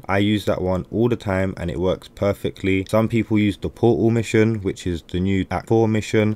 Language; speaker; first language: English; native; English